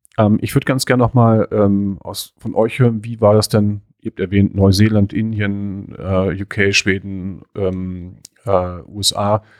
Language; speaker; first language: German; native; German